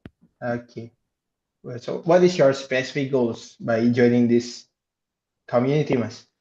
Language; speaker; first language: English; non-native, learner; Indonesian